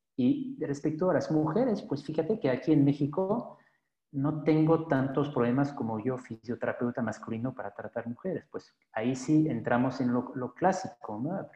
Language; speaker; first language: Spanish; non-native, fluent; French